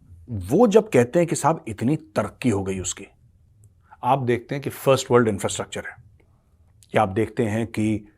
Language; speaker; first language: Hindi; native; Hindi